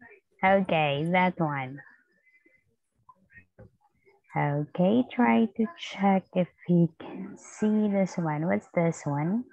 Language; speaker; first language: English; non-native, fluent; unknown